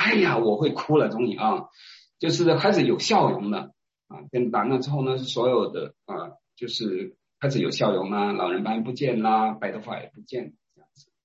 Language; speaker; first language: Chinese; non-native, local second language; Hakka Chinese